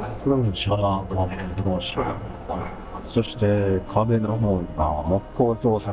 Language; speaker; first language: Japanese; native; Japanese